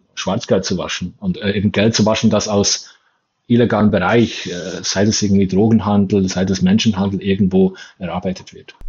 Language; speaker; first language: German; native; German